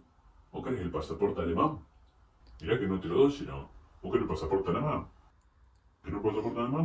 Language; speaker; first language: Spanish; native; Spanish